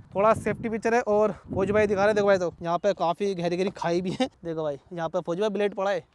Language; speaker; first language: Hindi; native; Hindi